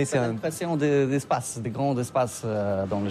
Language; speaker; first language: French; non-native, learner; Polish